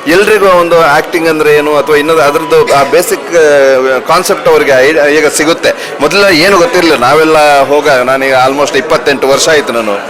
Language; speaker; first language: Kannada; non-native, local second language; Tulu